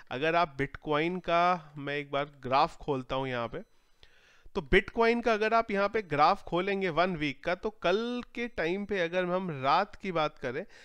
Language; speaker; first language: Hindi; native; Hindi